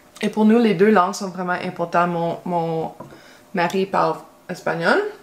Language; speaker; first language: French; non-native, local second language; English